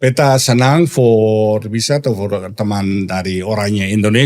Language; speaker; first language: Indonesian; non-native, learner; Dutch